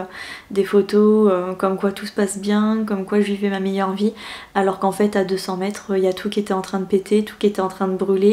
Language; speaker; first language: French; native; French